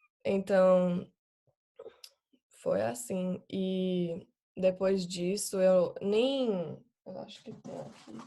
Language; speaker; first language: Portuguese; non-native, fluent; English